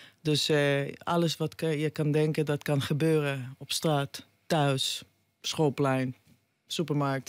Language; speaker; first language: Dutch; non-native, fluent; Hebrew